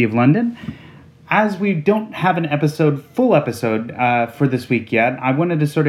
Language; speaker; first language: English; native; English